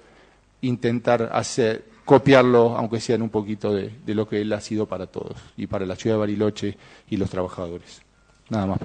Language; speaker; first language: Spanish; native; Spanish